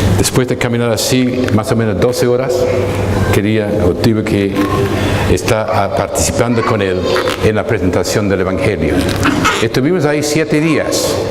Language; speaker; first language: Spanish; non-native, fluent; English